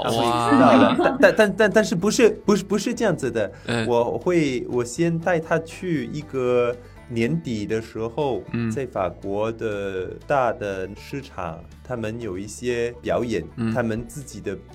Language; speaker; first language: Chinese; non-native, learner; French